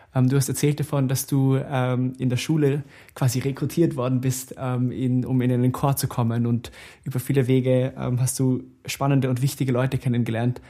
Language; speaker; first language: German; native; German